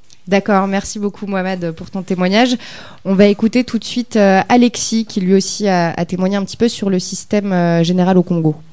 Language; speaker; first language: French; native; French